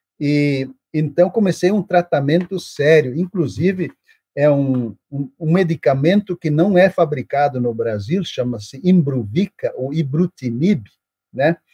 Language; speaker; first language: Portuguese; non-native, local second language; German